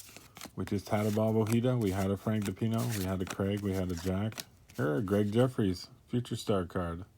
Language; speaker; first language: English; native; English